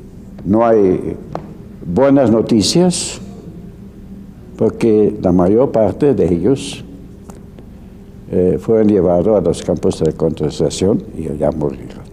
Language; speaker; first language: Spanish; non-native, fluent; German